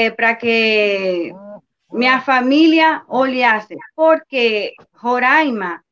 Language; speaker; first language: Portuguese; non-native, learner; Spanish